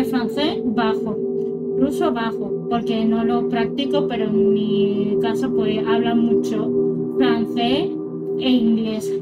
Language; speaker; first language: Spanish; early bilingual, other home language; Russian